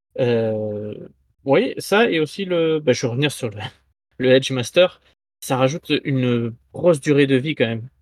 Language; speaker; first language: French; native; French